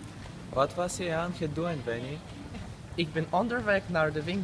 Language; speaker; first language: Dutch; non-native, learner; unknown